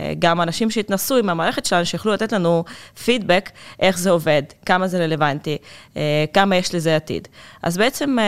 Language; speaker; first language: Hebrew; non-native, fluent; Russian